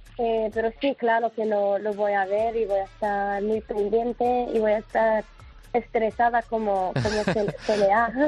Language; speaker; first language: Spanish; non-native, fluent; Arabic